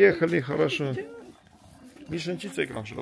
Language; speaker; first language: Russian; non-native, fluent; Armenian